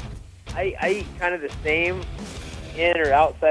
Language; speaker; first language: English; native; English